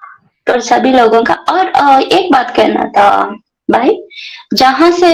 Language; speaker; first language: Hindi; non-native, local second language; Kannada